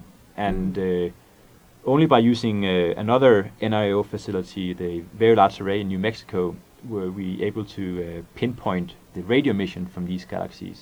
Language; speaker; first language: English; non-native, fluent; Danish